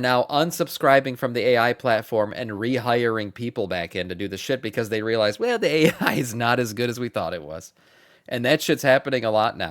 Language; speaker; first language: English; native; English